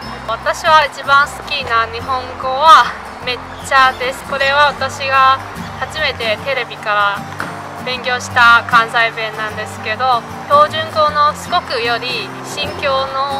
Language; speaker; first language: Japanese; non-native, fluent; Chinese